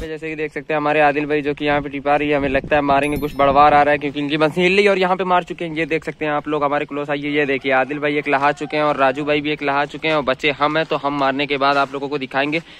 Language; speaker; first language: Hindi; native; Hindi